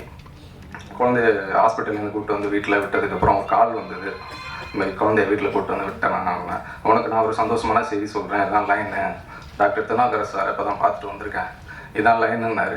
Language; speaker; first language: Tamil; native; Tamil